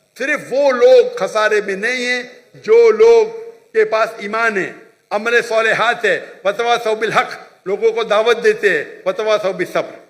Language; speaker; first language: Hindi; non-native, local second language; Konkani